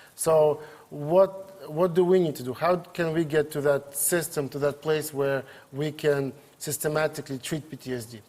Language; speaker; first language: English; non-native, fluent; Ukrainian